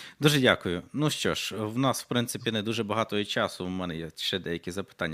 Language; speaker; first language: Ukrainian; native; Ukrainian